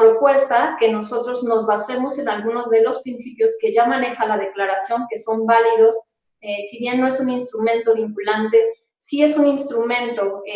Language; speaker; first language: Spanish; native; Spanish